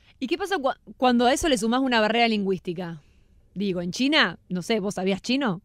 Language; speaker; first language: Spanish; native; Spanish